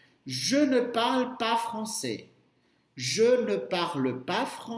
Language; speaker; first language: French; non-native, fluent; Portuguese